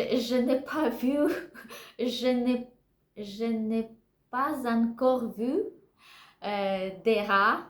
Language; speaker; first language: French; non-native, learner; Russian